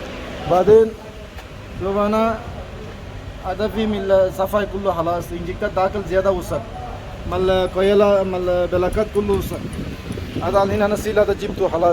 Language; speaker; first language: Arabic; non-native, learner; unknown